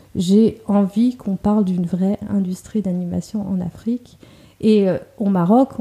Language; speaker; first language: French; native; French